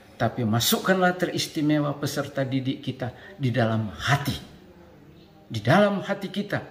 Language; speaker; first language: Indonesian; native; Indonesian